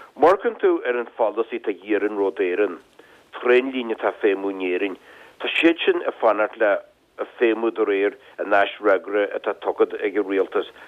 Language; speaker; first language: Irish; native; Irish